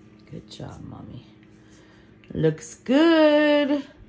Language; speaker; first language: English; early bilingual, other home language; Portuguese